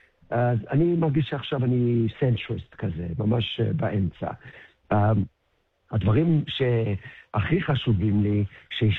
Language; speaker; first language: Hebrew; early bilingual, heritage; English